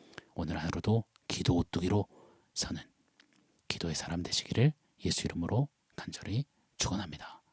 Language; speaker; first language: Korean; native; Korean